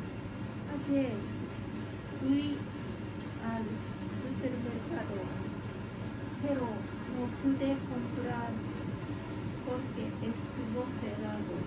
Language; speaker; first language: Spanish; non-native, learner; Japanese